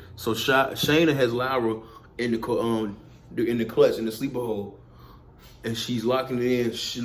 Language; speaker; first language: English; native; English